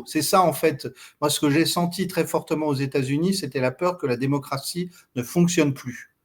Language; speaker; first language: French; native; French